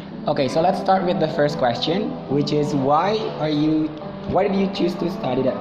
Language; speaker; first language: English; non-native, fluent; Indonesian